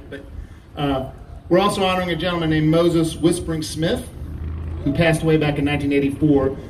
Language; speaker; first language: English; native; English